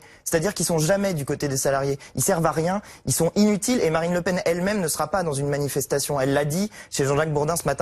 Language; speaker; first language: French; native; French